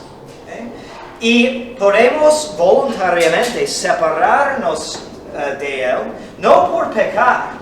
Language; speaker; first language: Spanish; non-native, fluent; English